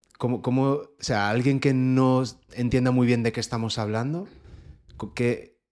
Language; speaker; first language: Spanish; native; Spanish